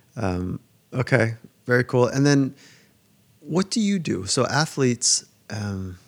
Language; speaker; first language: English; native; English